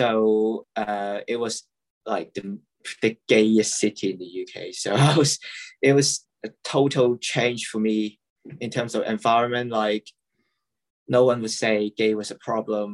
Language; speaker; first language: English; non-native, local second language; Cantonese